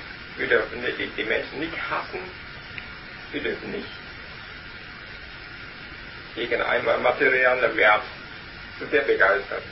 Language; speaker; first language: German; non-native, learner; Vietnamese